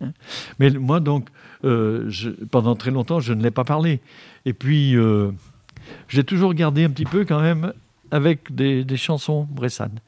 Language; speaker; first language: French; native; French